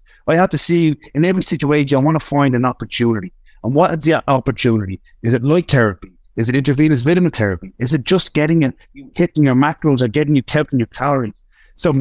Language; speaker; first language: English; native; English